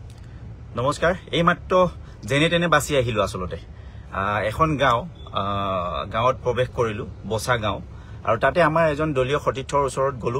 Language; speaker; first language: Assamese; native; Assamese